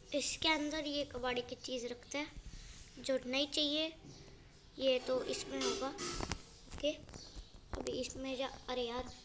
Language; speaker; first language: Hindi; non-native, local second language; Marathi